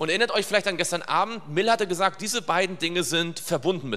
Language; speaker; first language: German; native; German